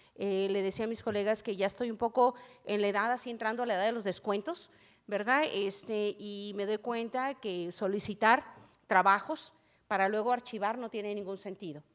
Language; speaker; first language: Spanish; native; Spanish